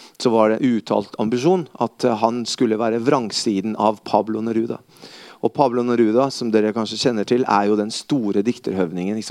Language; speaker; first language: Norwegian; early bilingual, other home language; Spanish